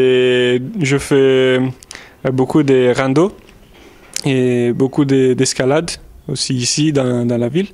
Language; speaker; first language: French; non-native, fluent; Italian